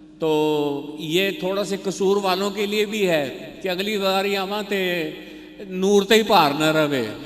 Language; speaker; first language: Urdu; non-native, local second language; Punjabi